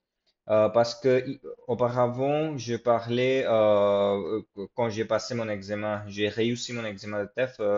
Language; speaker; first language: French; non-native, fluent; English